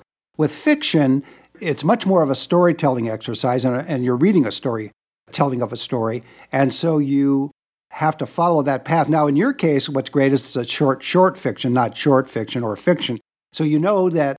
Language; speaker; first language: English; native; English